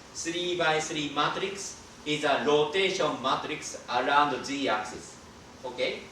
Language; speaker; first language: English; non-native, fluent; Japanese